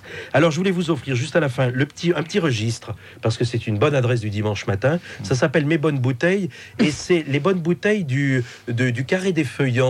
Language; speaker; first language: French; native; French